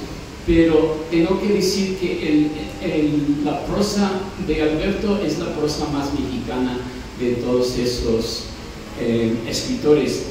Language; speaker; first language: Spanish; non-native, fluent; English